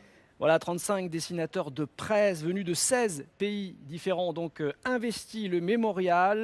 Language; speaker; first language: French; native; French